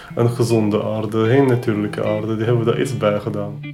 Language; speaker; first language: Dutch; non-native, fluent; Ukrainian